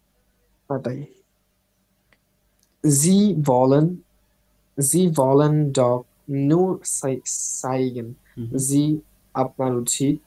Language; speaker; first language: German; non-native, learner; Bangla